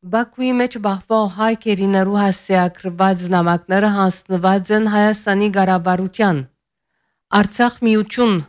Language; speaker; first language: Armenian; early bilingual, heritage; Armenian